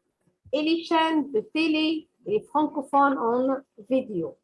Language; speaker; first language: French; non-native, fluent; Arabic